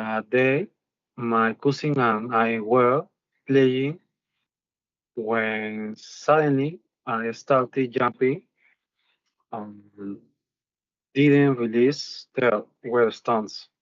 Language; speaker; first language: English; non-native, learner; Spanish